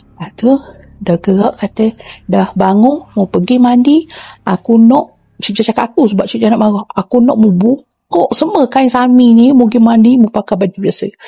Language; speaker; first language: Malay; native; Malay